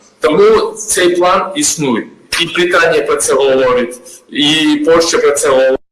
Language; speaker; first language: Ukrainian; non-native, learner; Georgian